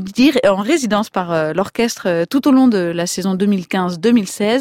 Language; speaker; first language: French; native; French